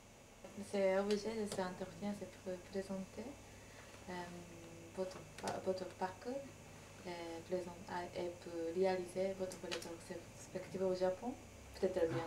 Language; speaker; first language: French; non-native, learner; Japanese